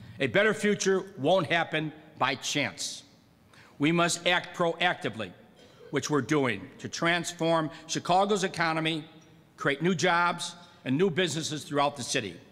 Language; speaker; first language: English; native; English